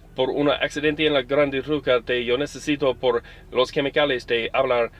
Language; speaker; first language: Spanish; non-native, learner; English